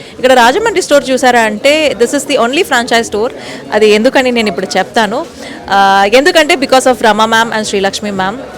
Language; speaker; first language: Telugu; native; Telugu